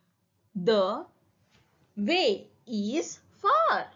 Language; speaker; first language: English; non-native, fluent; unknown